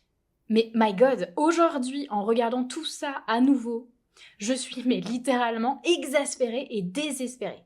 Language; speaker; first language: French; native; French